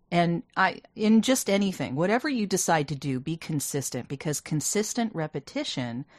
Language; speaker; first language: English; native; English